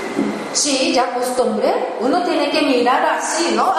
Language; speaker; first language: Spanish; non-native, learner; Japanese